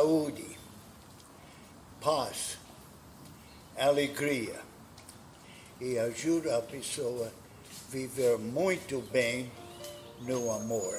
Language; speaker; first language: Portuguese; non-native, learner; English